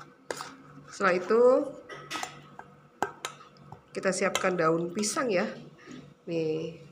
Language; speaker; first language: Indonesian; non-native, local second language; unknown